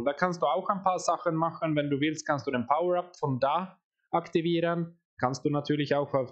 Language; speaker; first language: German; non-native, fluent; Swedish